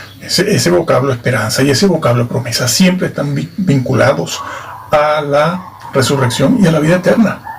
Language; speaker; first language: Spanish; native; Spanish